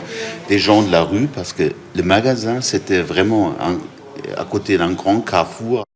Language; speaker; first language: French; non-native, fluent; German